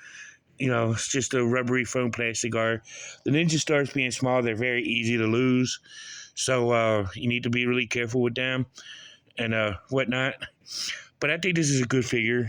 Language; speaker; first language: English; native; English